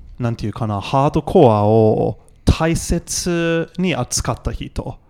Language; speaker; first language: Japanese; non-native, fluent; English